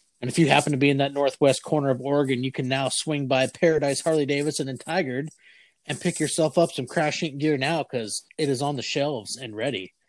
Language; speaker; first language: English; native; English